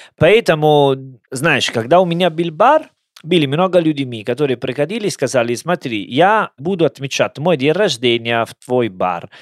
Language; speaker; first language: Russian; non-native, learner; Italian